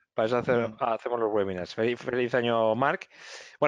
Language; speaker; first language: Spanish; native; Spanish